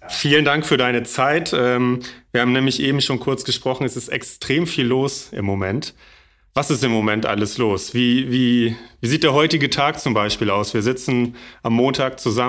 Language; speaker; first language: German; native; German